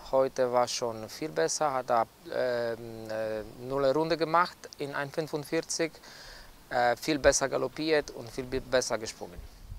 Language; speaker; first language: German; non-native, learner; Polish